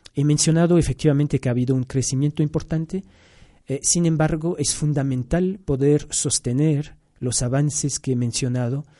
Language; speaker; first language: Spanish; non-native, fluent; French